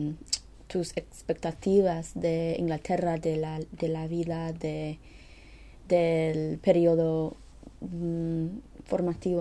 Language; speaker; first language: Spanish; non-native, learner; English